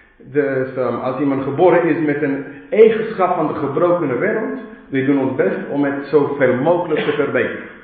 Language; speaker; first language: Dutch; non-native, fluent; English